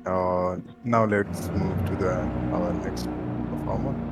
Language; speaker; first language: English; non-native, local second language; Hindi